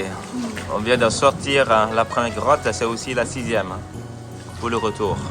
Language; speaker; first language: French; non-native, fluent; Vietnamese